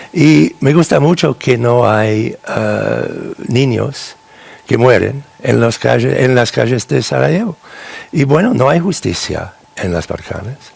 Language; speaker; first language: Spanish; non-native, fluent; English